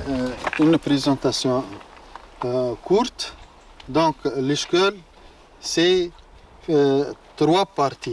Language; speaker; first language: French; non-native, local second language; Arabic